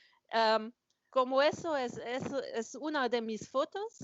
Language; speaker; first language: Spanish; non-native, learner; German